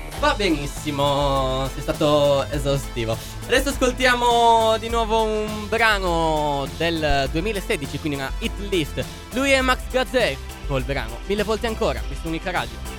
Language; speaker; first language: Italian; native; Italian